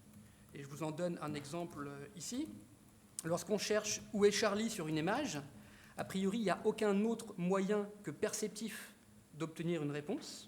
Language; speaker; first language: French; native; French